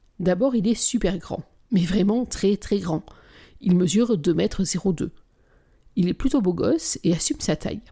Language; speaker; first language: French; native; French